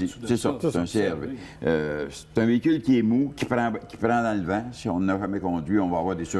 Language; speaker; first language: French; native; French